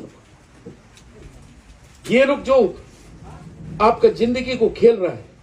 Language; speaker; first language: Hindi; non-native, local second language; Khasi